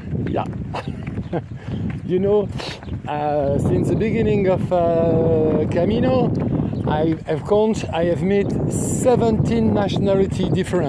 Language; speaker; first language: English; non-native, learner; French